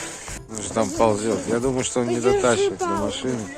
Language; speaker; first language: Russian; native; Russian